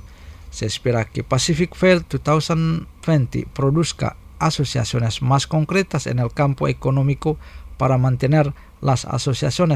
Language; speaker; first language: Spanish; non-native, fluent; Indonesian